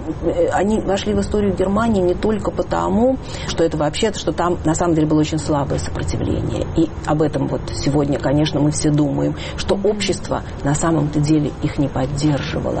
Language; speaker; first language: Russian; native; Russian